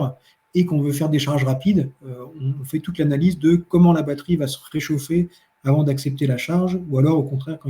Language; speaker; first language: French; native; French